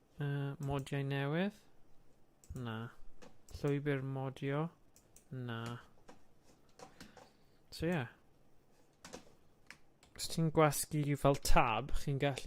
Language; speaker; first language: Welsh; non-native, local second language; English